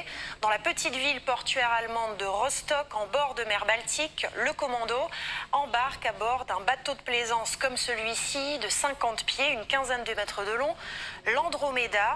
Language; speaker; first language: French; native; French